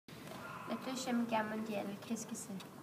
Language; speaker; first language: French; non-native, learner; Danish